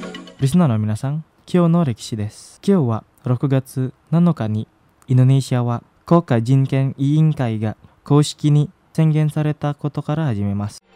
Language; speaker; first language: Japanese; non-native, learner; Indonesian